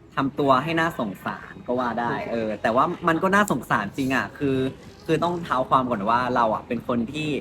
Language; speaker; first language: Thai; non-native, local second language; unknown